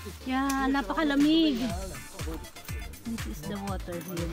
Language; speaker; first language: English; non-native, learner; Filipino